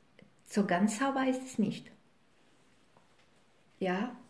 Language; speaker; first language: German; non-native, fluent; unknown